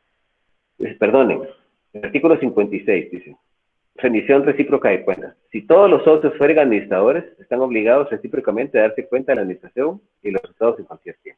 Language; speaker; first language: Spanish; native; Spanish